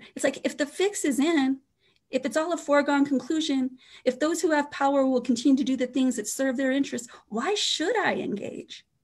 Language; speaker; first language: English; native; English